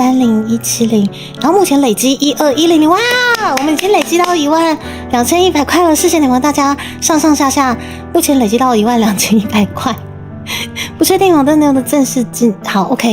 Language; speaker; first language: Chinese; native; Chinese